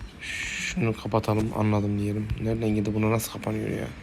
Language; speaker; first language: Turkish; native; Turkish